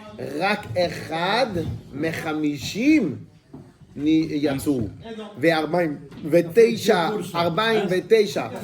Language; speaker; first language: Hebrew; non-native, fluent; French